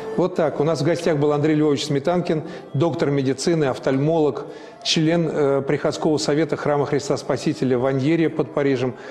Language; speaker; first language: Russian; native; Russian